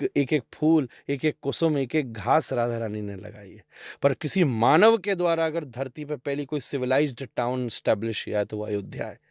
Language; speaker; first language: Hindi; native; Hindi